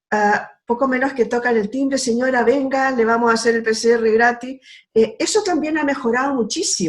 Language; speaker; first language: Spanish; native; Spanish